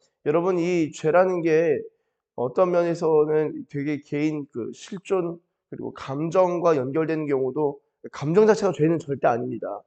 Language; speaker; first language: Korean; native; Korean